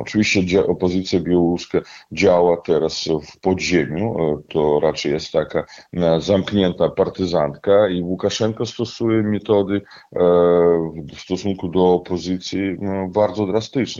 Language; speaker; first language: Polish; non-native, fluent; Russian